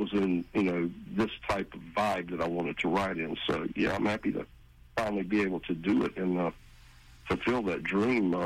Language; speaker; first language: English; native; English